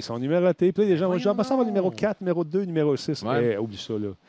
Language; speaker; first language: French; native; French